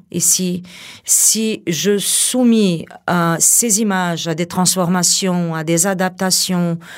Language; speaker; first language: French; non-native, fluent; Portuguese